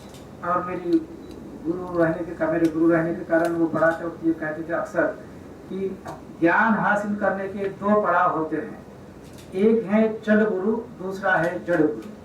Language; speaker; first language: Hindi; native; Hindi